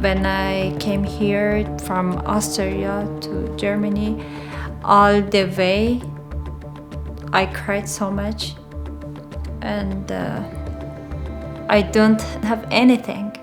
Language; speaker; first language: English; non-native, learner; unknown